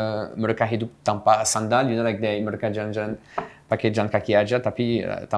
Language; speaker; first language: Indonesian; non-native, fluent; French